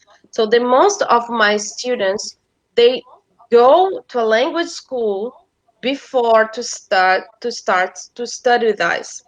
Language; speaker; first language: English; non-native, fluent; Portuguese